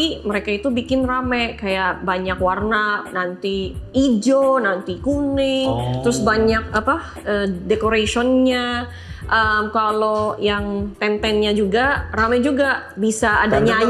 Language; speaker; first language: Indonesian; non-native, learner; Filipino